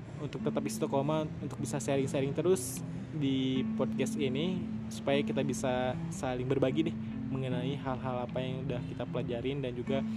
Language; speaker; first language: Indonesian; native; Indonesian